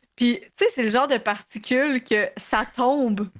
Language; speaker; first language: French; native; French